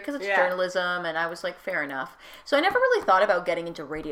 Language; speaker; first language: English; native; English